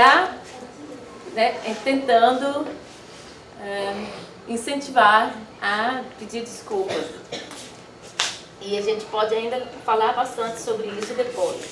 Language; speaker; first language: Portuguese; non-native, fluent; Dutch